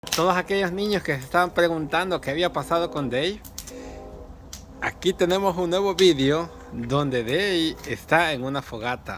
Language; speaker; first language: Spanish; native; Spanish